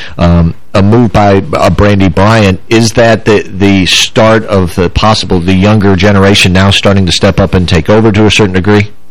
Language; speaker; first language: English; native; English